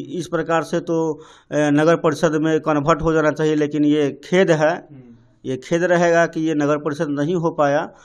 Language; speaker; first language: Hindi; native; Hindi